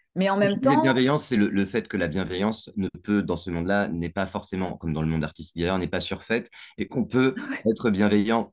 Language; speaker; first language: French; early bilingual, other home language; Kinyarwanda